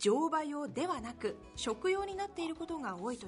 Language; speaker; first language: Japanese; native; Japanese